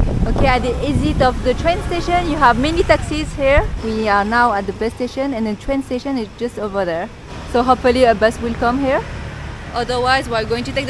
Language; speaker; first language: English; non-native, fluent; French